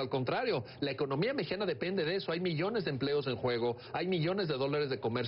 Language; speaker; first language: Spanish; native; Spanish